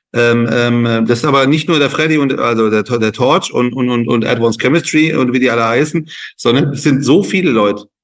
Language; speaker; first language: German; non-native, fluent; Persian